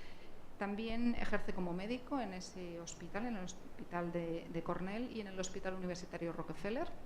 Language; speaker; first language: Spanish; native; Spanish